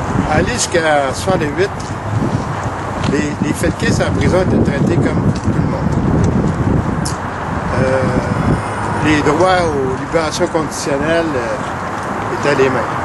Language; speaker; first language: French; native; French